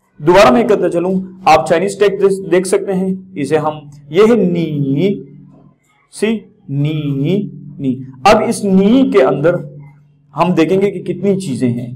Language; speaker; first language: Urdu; native; Urdu